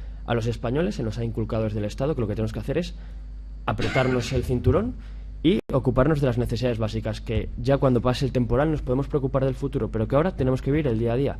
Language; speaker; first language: Spanish; native; Spanish